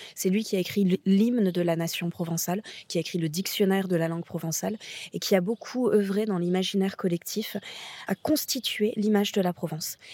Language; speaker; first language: French; native; French